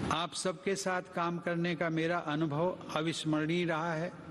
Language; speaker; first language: Hindi; native; Hindi